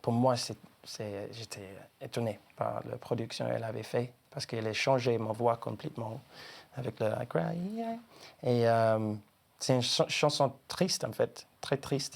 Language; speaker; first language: French; non-native, learner; English